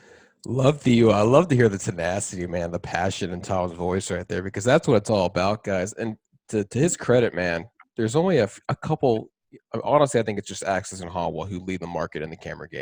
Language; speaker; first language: English; native; English